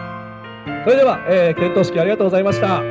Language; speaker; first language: Japanese; native; Japanese